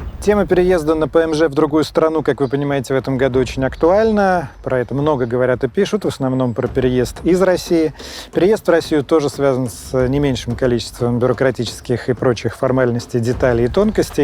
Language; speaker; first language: Russian; native; Russian